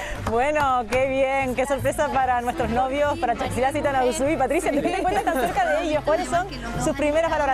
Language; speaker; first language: Spanish; native; Spanish